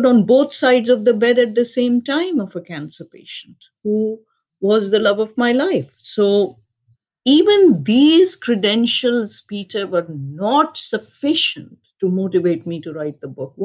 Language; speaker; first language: English; non-native, local second language; Urdu